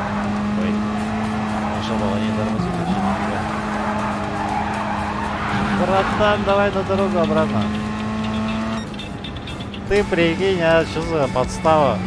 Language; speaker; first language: Russian; native; Russian